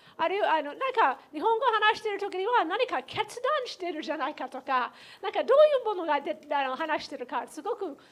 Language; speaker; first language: Japanese; non-native, fluent; English